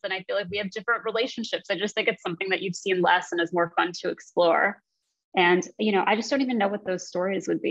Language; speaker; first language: English; native; English